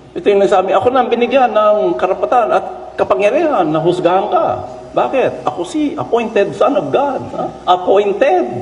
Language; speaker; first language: Filipino; non-native, local second language; Iloko